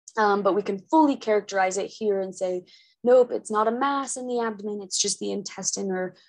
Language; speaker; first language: English; native; English